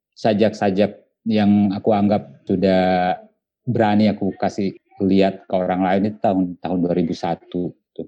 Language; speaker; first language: Indonesian; non-native, local second language; Buginese